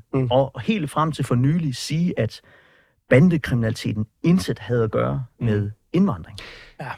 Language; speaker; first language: Danish; native; Danish